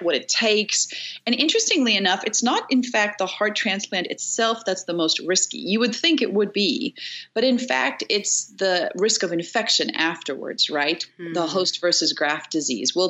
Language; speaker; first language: English; native; English